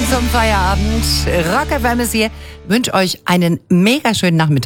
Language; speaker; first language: German; native; German